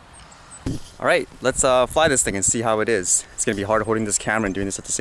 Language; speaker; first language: English; native; English